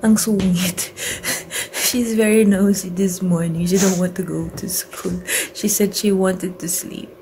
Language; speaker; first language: English; non-native, local second language; Filipino